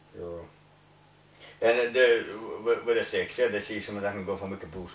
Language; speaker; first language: Swedish; non-native, learner; English